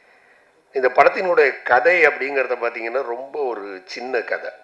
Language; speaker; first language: Tamil; native; Tamil